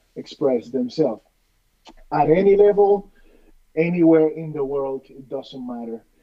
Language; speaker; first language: English; non-native, fluent; Spanish